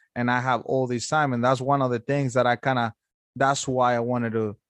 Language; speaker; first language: English; non-native, fluent; Spanish